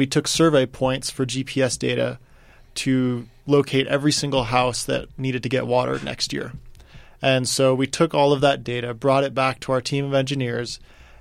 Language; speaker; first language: English; native; English